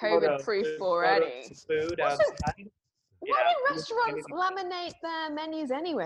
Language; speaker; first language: English; native; English